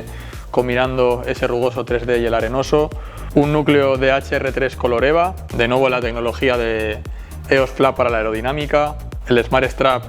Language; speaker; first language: Spanish; native; Spanish